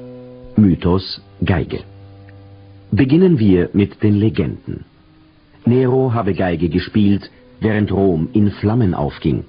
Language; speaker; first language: German; native; German